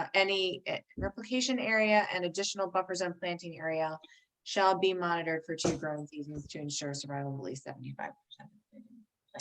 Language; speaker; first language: English; native; English